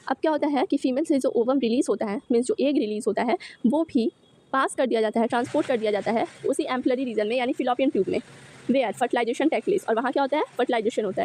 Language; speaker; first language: Hindi; native; Hindi